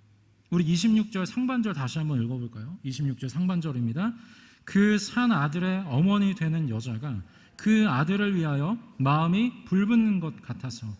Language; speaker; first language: Korean; native; Korean